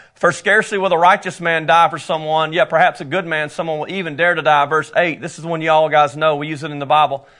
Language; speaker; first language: English; native; English